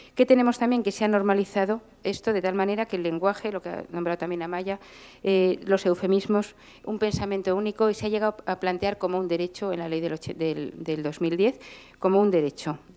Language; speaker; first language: Spanish; native; Spanish